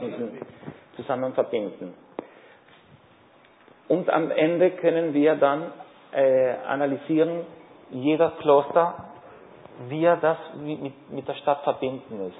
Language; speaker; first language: German; non-native, fluent; Spanish